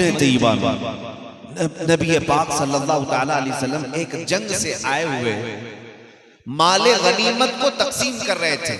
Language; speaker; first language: Urdu; native; Urdu